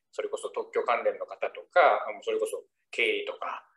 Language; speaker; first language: Japanese; native; Japanese